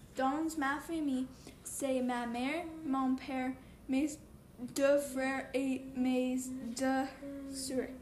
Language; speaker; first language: French; non-native, learner; English